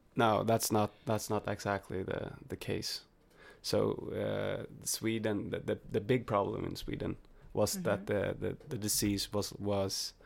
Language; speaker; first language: English; non-native, fluent; Swedish